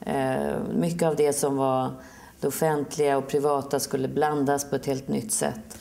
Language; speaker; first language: Swedish; native; Swedish